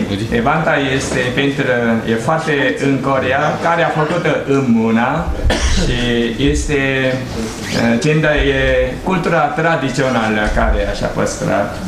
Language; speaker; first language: Romanian; non-native, learner; Korean